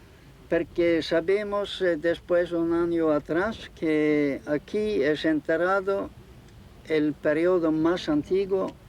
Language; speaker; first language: Spanish; non-native, fluent; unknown